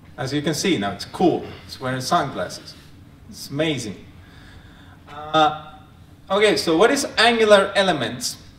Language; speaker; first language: English; non-native, fluent; Finnish